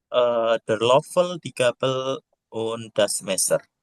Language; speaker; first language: German; non-native, learner; Indonesian